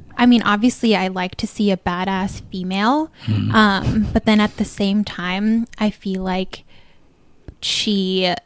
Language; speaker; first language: English; native; English